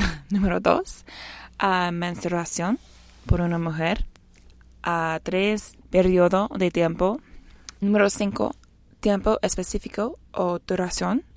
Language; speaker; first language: Spanish; non-native, fluent; English